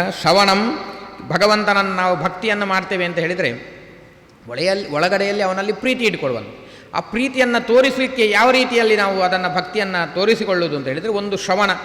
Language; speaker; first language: Kannada; native; Kannada